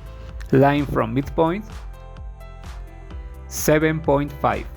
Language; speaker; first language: English; non-native, fluent; Spanish